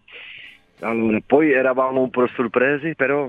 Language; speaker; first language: Italian; non-native, fluent; Czech